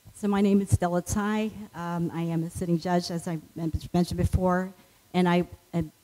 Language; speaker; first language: English; native; English